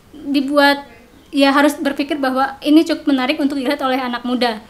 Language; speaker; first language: Indonesian; non-native, local second language; Sundanese